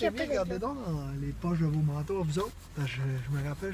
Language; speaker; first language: French; native; French